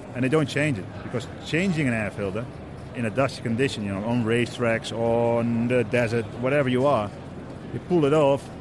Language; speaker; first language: English; non-native, fluent; Dutch